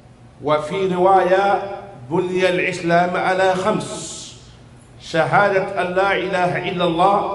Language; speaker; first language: Arabic; non-native, fluent; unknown